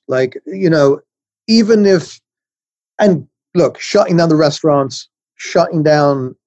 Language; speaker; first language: English; native; English